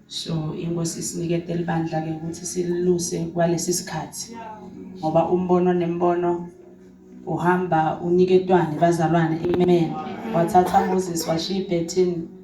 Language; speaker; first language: Zulu; non-native, local second language; Swati